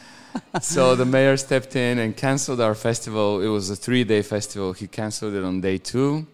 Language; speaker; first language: English; non-native, fluent; Bulgarian